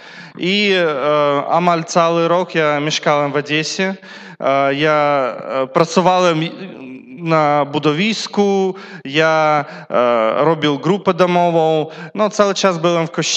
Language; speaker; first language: Polish; non-native, learner; Russian